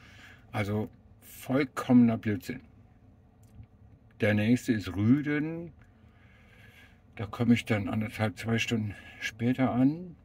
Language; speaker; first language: German; native; German